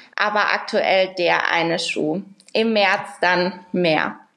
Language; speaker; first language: German; native; German